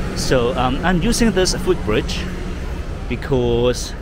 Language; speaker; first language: English; non-native, local second language; Cantonese